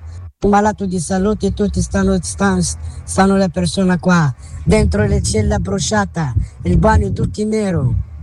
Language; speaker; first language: Italian; non-native, learner; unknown